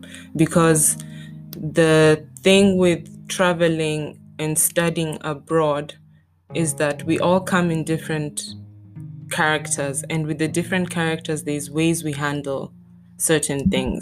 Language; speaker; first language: English; non-native, local second language; Tswana